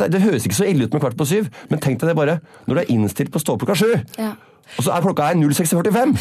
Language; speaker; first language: Norwegian; native; Norwegian